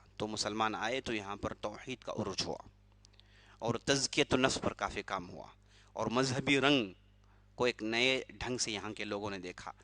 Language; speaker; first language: Urdu; native; Urdu